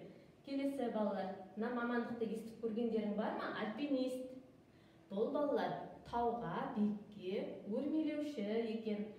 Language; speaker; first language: Kazakh; native; Kazakh